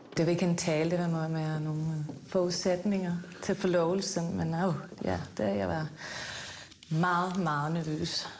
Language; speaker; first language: Danish; non-native, fluent; English